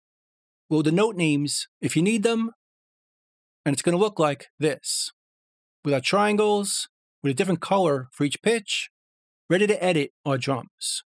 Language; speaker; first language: English; native; English